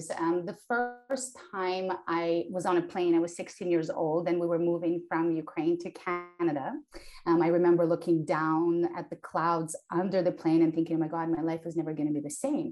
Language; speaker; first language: English; non-native, fluent; Ukrainian